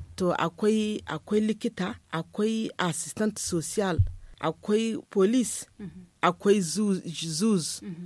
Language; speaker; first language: Hausa; native; Hausa